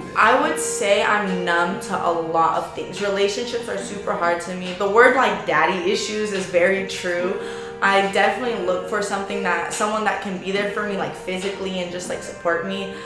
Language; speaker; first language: English; native; English